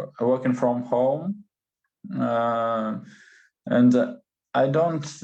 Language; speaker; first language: English; non-native, learner; Russian